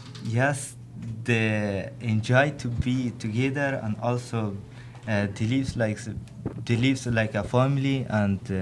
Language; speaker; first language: English; non-native, learner; Persian